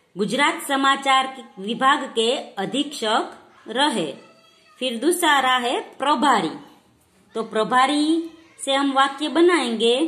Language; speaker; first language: Hindi; non-native, local second language; Gujarati